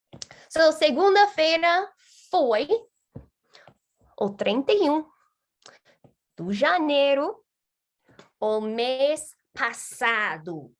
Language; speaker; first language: Portuguese; non-native, fluent; English